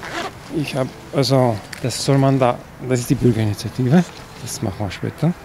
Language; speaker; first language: German; non-native, fluent; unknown